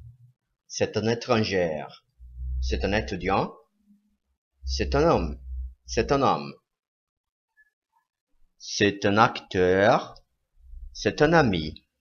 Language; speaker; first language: French; non-native, fluent; Portuguese